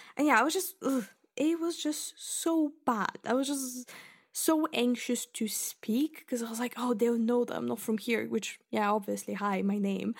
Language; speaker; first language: English; non-native, fluent; Bulgarian